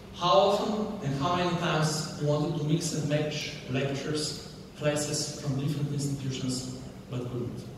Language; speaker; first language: English; non-native, fluent; Slovenian